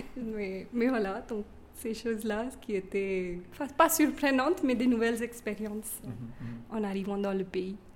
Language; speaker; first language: French; non-native, fluent; Kannada